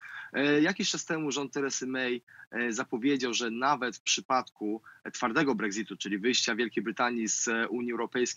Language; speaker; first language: Polish; native; Polish